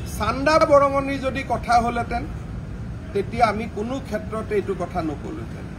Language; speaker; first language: Assamese; native; Assamese